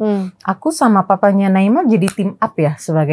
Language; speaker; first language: Indonesian; native; Indonesian